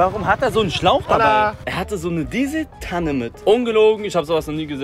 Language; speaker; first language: German; native; German